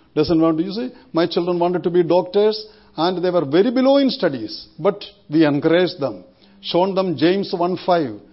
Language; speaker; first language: English; non-native, local second language; Malayalam